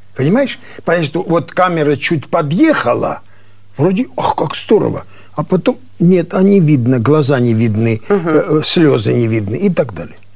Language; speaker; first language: Russian; non-native, local second language; Armenian